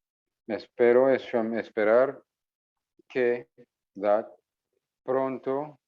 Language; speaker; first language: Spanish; non-native, fluent; English